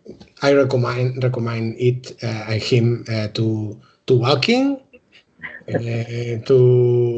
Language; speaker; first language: English; non-native, learner; Spanish